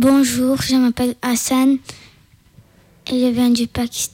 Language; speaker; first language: French; early bilingual, other home language; Urdu